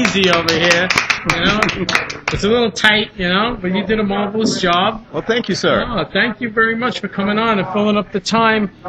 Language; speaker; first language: English; early bilingual, other home language; Italian